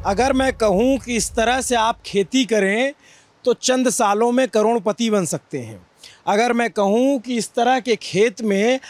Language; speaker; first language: Hindi; native; Hindi